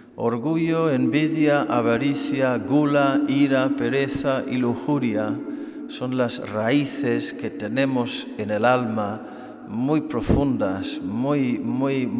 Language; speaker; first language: Spanish; non-native, fluent; English